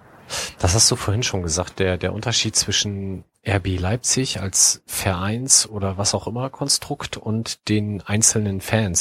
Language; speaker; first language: German; native; German